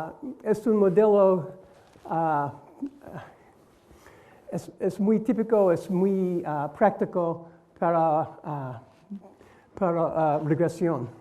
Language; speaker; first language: Spanish; non-native, learner; English